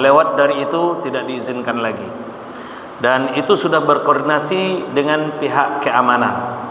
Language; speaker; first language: Indonesian; native; Indonesian